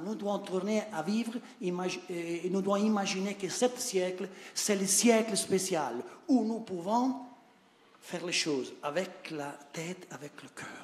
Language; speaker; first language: French; non-native, learner; Italian